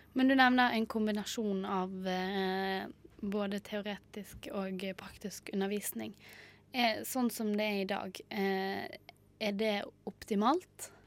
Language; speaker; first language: Norwegian; native; Norwegian